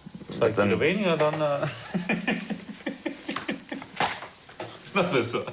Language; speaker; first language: German; non-native, fluent; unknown